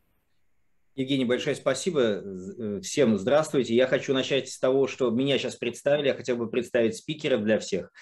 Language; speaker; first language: Russian; native; Russian